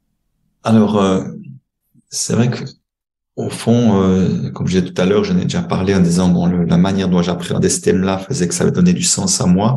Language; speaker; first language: French; native; French